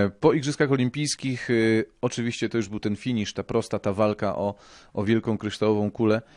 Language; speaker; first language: Polish; native; Polish